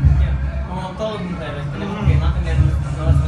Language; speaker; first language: Spanish; non-native, learner; English